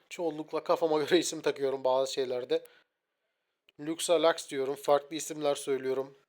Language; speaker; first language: Turkish; native; Turkish